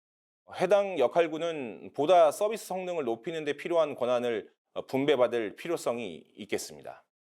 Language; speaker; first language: Korean; native; Korean